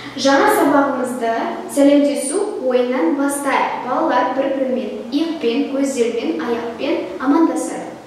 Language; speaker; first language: Kazakh; non-native, local second language; Russian